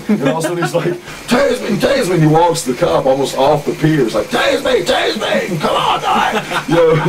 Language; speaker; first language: English; native; English